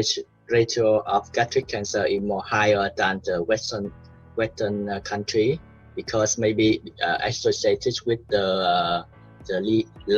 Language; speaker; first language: English; non-native, learner; Vietnamese